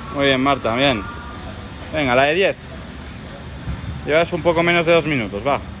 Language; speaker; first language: Spanish; non-native, local second language; Catalan